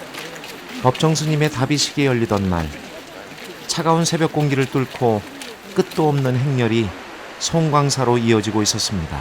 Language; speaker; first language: Korean; native; Korean